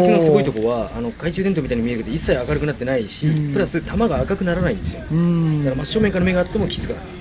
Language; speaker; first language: Japanese; native; Japanese